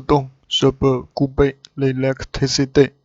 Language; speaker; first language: French; non-native, learner; Chinese